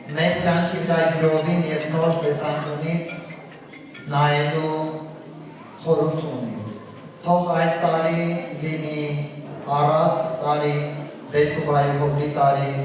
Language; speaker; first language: Armenian; non-native, local second language; Assyrian Neo-Aramaic